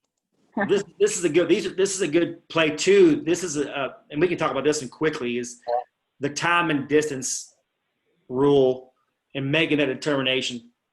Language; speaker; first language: English; native; English